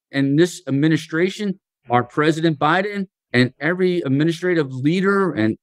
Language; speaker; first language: English; native; English